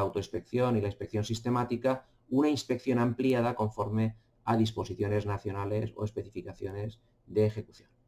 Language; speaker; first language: Spanish; native; Spanish